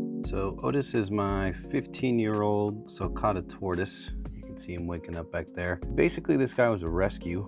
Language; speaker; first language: English; native; English